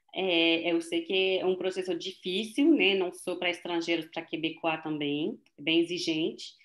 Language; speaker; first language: Portuguese; non-native, fluent; French